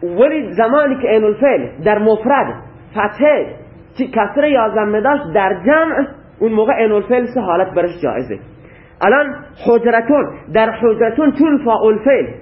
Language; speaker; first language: Persian; native; Persian